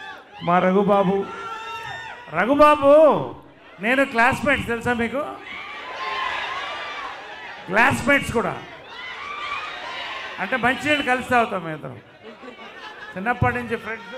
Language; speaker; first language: Telugu; native; Telugu